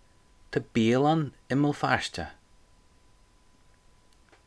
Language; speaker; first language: Irish; non-native, local second language; English